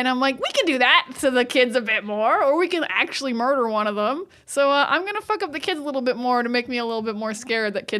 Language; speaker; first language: English; native; English